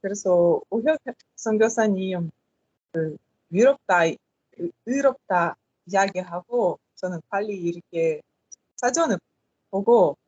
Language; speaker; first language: Korean; non-native, learner; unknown